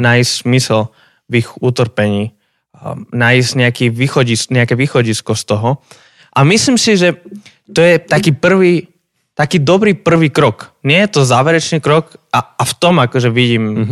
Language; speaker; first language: Slovak; native; Slovak